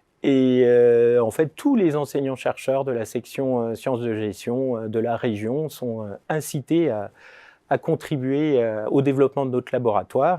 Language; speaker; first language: French; native; French